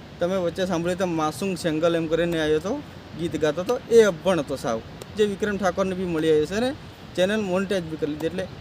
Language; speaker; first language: Gujarati; non-native, local second language; Bhili